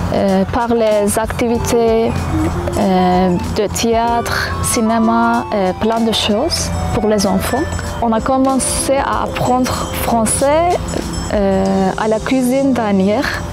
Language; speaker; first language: French; non-native, fluent; Kurdish